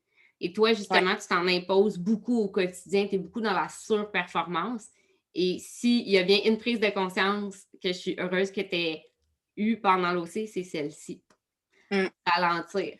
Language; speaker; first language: French; native; French